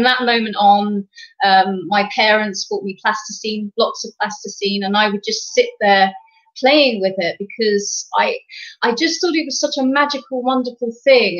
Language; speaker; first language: English; native; English